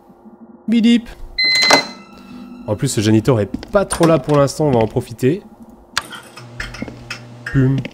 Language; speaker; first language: French; native; French